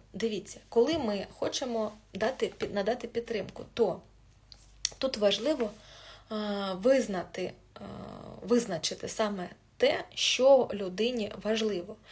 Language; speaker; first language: Ukrainian; non-native, local second language; Russian